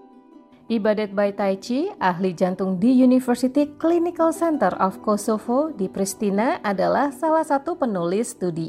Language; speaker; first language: Indonesian; native; Indonesian